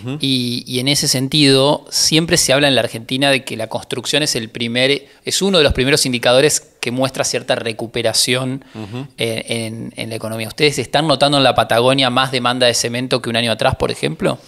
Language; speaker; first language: Spanish; native; Spanish